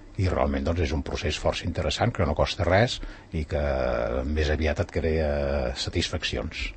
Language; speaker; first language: Catalan; native; Catalan